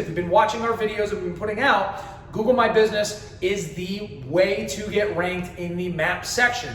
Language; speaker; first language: English; native; English